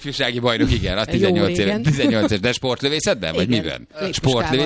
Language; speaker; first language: Hungarian; native; Hungarian